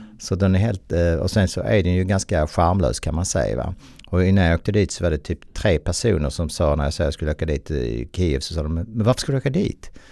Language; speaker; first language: Swedish; native; Swedish